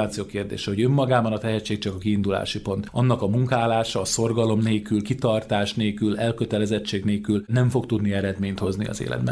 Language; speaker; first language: Hungarian; native; Hungarian